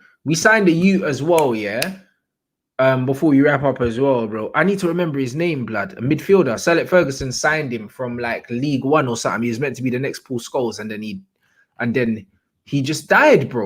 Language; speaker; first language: English; native; English